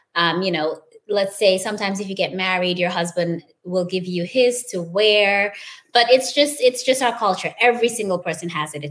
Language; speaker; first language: English; non-native, local second language; Wolof